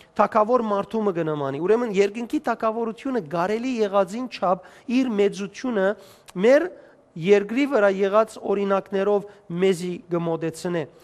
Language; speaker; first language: Armenian; native; Armenian